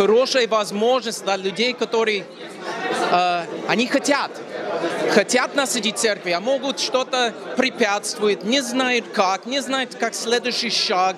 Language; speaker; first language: Russian; non-native, local second language; Romanian